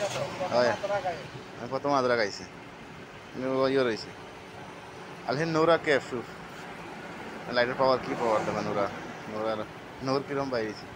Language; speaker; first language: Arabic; non-native, learner; Bangla